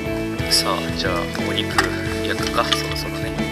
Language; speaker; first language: Japanese; native; Japanese